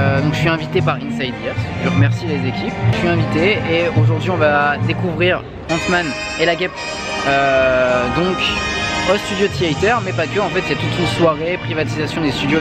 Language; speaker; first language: French; native; French